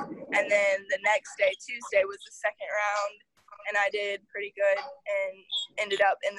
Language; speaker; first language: English; native; English